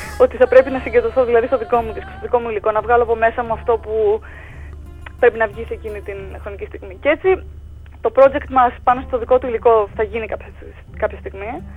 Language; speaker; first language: Greek; early bilingual, heritage; Greek